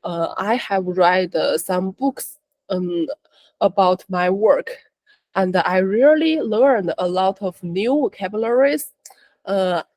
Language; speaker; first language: English; non-native, learner; Chinese